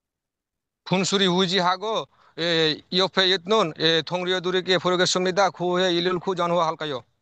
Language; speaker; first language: Korean; non-native, learner; Bangla